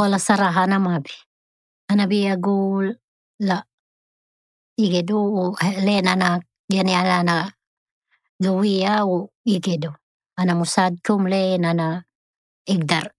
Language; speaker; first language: Arabic; non-native, learner; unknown